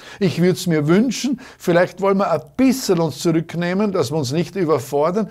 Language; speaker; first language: German; native; German